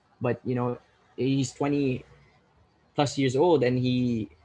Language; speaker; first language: English; non-native, local second language; Filipino